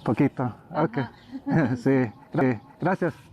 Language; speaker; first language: Spanish; non-native, learner; English